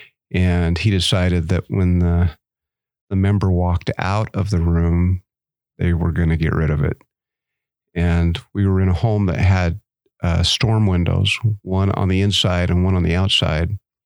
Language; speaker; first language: English; native; English